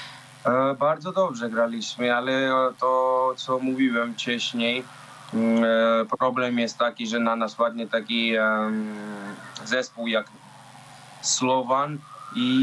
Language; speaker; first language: Polish; non-native, learner; Georgian